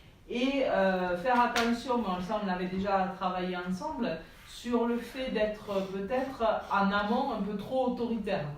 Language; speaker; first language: French; native; French